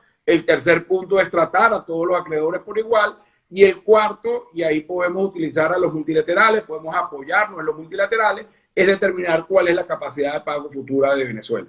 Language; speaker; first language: Spanish; native; Spanish